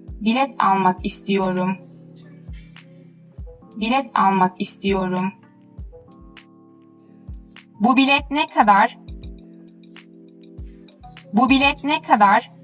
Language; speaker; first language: Turkish; non-native, fluent; Uzbek